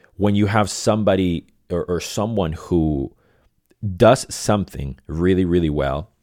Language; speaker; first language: English; non-native, fluent; Spanish